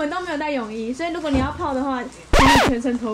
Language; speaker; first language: Chinese; native; Chinese